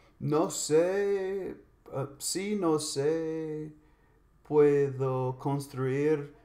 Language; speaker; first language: Spanish; non-native, learner; English